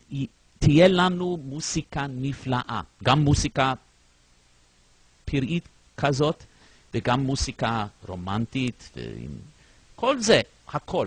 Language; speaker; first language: Hebrew; non-native, fluent; English